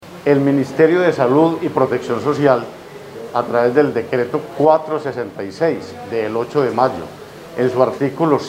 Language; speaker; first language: Spanish; native; Spanish